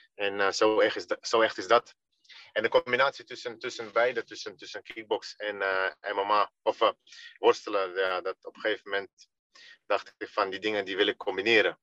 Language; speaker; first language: Dutch; early bilingual, other home language; Russian